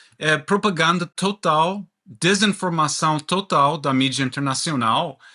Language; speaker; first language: Portuguese; non-native, learner; English